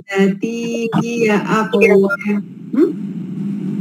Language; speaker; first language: Arabic; non-native, learner; Indonesian